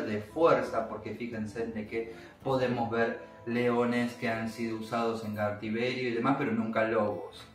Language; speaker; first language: Spanish; native; Spanish